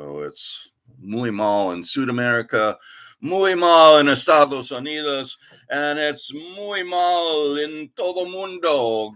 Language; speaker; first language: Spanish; non-native, learner; English